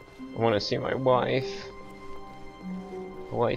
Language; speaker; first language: English; native; English